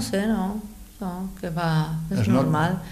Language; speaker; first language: Catalan; non-native, fluent; Spanish